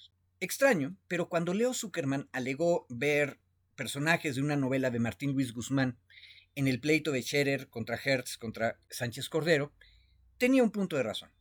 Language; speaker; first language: Spanish; native; Spanish